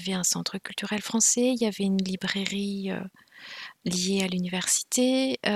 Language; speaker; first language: French; non-native, local second language; Kinyarwanda